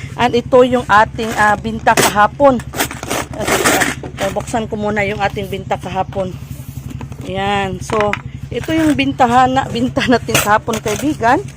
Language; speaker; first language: Filipino; non-native, local second language; Cebuano